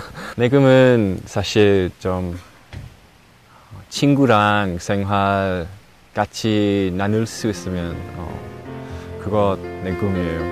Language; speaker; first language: Korean; non-native, learner; English